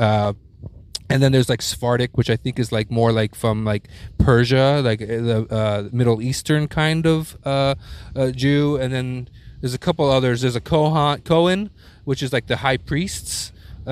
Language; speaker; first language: English; native; English